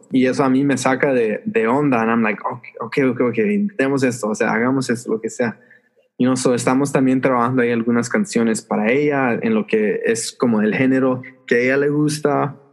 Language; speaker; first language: Spanish; early bilingual, heritage; Spanish